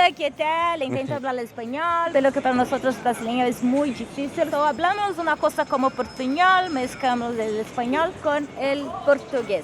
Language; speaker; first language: Spanish; non-native, fluent; Portuguese